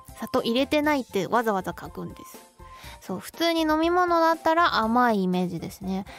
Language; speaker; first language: Japanese; non-native, fluent; Chinese